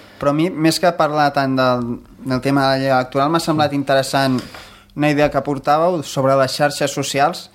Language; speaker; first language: Catalan; native; Catalan